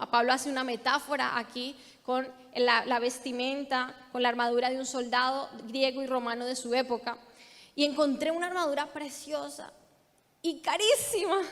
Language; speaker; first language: Spanish; native; Spanish